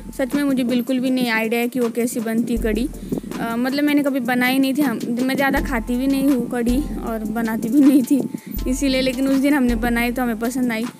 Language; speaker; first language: Hindi; non-native, local second language; Marathi